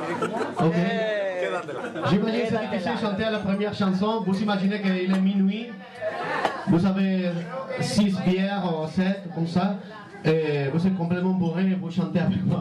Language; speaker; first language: French; non-native, learner; Spanish